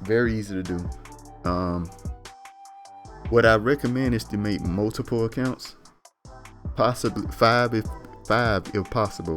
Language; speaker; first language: English; native; English